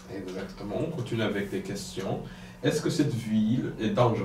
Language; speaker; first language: French; non-native, fluent; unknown